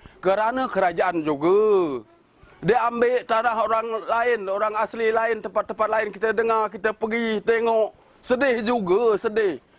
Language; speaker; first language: Malay; non-native, local second language; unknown